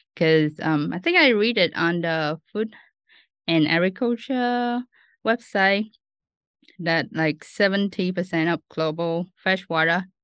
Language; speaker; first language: English; non-native, fluent; Vietnamese